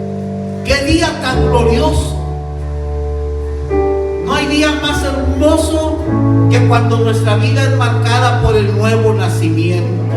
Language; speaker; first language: Spanish; native; Spanish